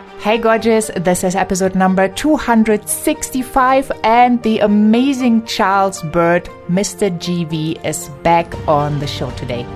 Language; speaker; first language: English; non-native, fluent; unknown